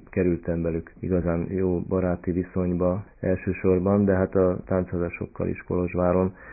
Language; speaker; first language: Hungarian; native; Hungarian